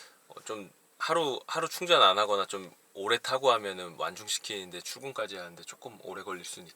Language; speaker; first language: Korean; native; Korean